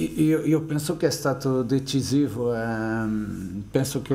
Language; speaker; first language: Italian; non-native, fluent; Portuguese